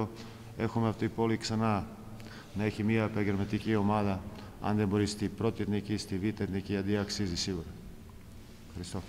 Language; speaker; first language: Greek; non-native, fluent; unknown